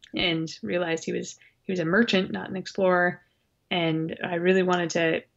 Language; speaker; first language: English; native; English